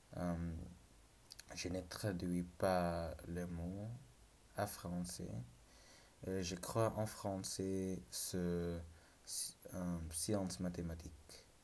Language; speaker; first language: French; non-native, learner; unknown